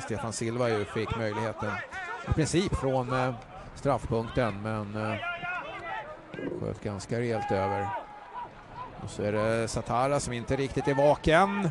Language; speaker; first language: Swedish; native; Swedish